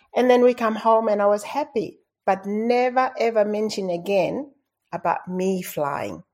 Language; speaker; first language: English; non-native, fluent; Tongan